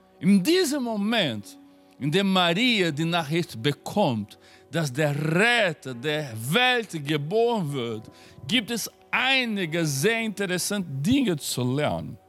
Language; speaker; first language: German; non-native, fluent; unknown